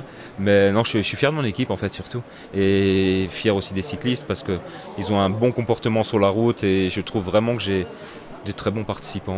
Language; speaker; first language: French; native; French